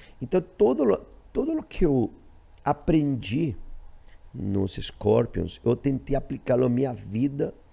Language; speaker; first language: Portuguese; non-native, fluent; Spanish